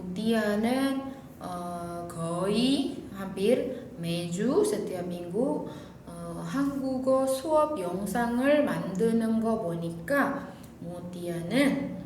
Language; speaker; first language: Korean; non-native, fluent; Indonesian